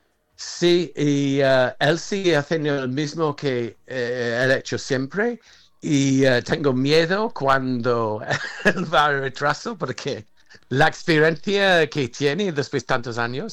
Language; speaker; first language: Spanish; non-native, fluent; English